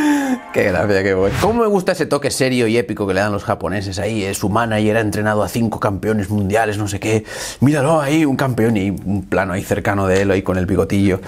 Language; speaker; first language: Spanish; native; Spanish